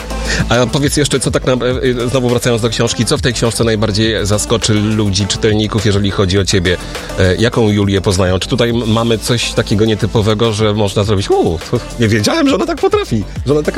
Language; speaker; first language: Polish; native; Polish